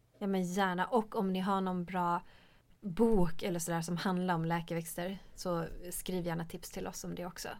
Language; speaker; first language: Swedish; native; Swedish